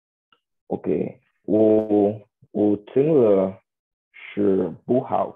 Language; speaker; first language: Chinese; non-native, learner; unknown